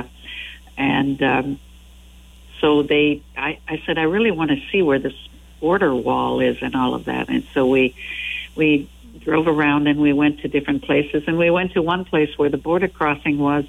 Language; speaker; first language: English; non-native, fluent; French